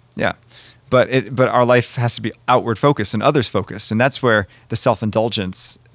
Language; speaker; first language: English; native; English